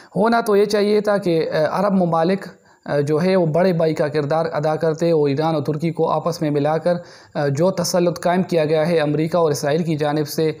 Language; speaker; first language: Urdu; non-native, local second language; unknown